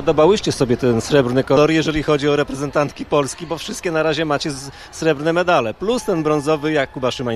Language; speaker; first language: Polish; native; Polish